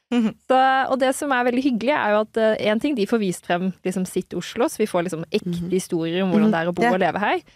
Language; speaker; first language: Norwegian; native; Norwegian